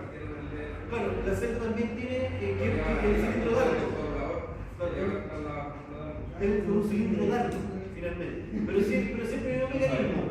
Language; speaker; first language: Spanish; native; Spanish